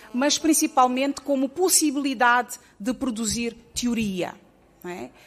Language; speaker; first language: Portuguese; native; Portuguese